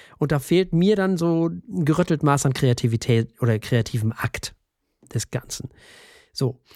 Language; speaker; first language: German; native; German